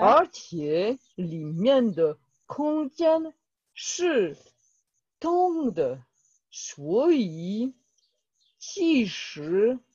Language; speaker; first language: Chinese; non-native, learner; French